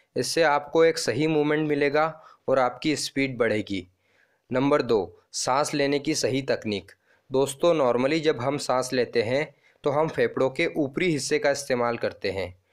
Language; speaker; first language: Hindi; non-native, local second language; Marathi